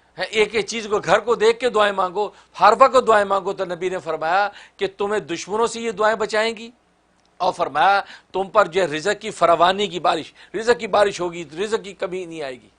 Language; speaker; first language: Urdu; native; Urdu